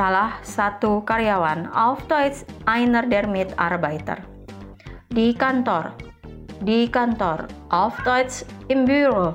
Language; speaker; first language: German; non-native, fluent; Indonesian